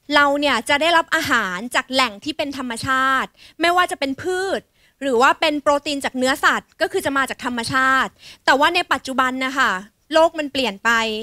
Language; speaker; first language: Thai; native; Thai